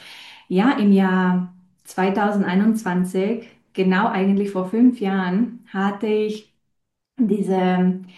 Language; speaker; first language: German; non-native, fluent; Romanian